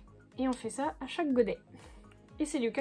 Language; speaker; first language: French; native; French